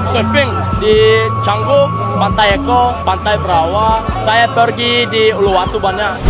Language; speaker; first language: Indonesian; non-native, learner; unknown